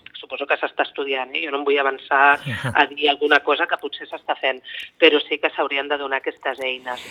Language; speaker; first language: Catalan; native; Catalan